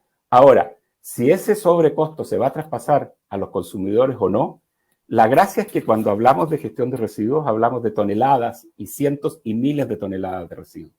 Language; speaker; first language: Spanish; native; Spanish